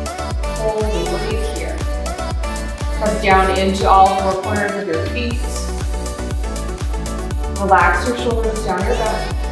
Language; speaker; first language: English; native; English